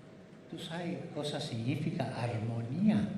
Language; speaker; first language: Italian; early bilingual, heritage; Spanish